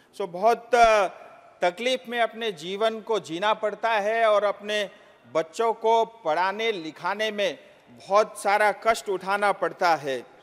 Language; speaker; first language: Hindi; non-native, local second language; Nepali